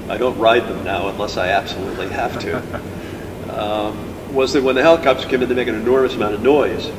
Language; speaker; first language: English; native; English